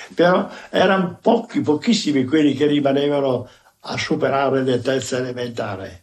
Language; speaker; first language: Italian; native; Italian